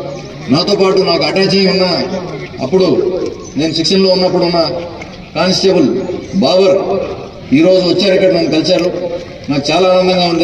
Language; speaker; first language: Telugu; native; Telugu